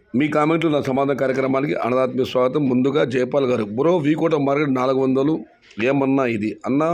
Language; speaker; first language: Telugu; non-native, local second language; Kannada